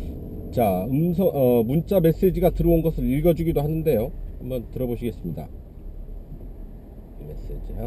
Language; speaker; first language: Korean; native; Korean